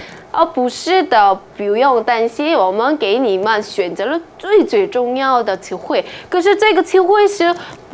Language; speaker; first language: Chinese; non-native, fluent; Korean